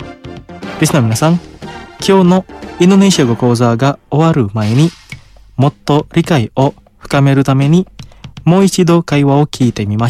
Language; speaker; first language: Japanese; non-native, fluent; Indonesian